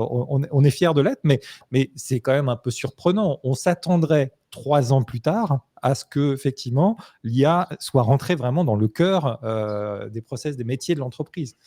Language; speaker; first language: French; native; French